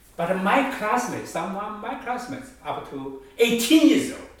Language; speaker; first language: English; non-native, fluent; Chinese